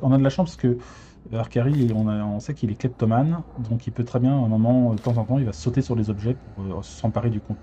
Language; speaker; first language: French; native; French